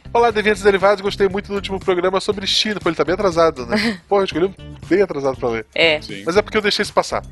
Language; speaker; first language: Portuguese; native; Portuguese